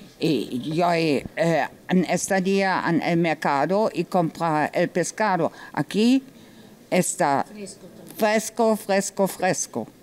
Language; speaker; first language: Spanish; non-native, learner; German